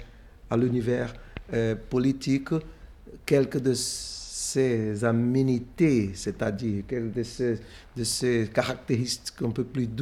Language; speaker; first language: French; non-native, fluent; Portuguese